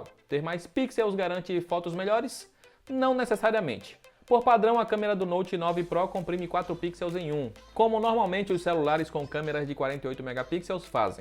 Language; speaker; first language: Portuguese; native; Portuguese